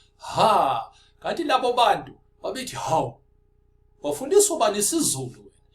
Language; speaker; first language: Zulu; non-native, local second language; Afrikaans